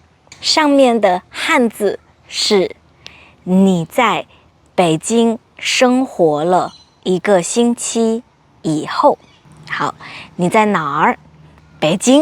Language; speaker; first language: Chinese; non-native, fluent; English